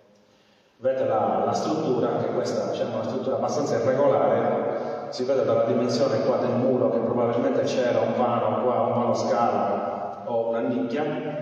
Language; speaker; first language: Italian; native; Italian